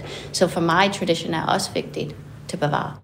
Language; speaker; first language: Danish; non-native, fluent; English